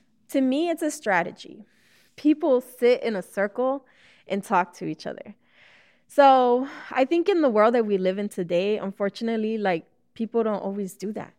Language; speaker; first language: English; early bilingual, other home language; Spanish